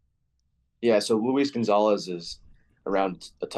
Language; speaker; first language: English; native; English